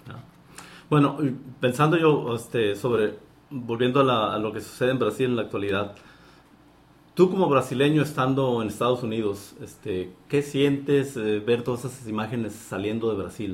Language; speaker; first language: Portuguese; non-native, learner; Spanish